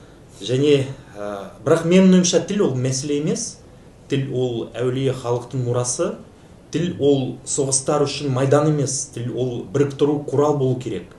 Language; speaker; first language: Kazakh; non-native, fluent; Russian